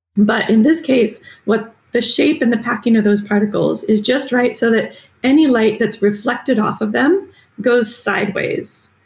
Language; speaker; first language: English; native; English